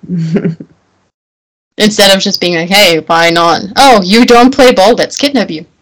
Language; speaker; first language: English; non-native, fluent; German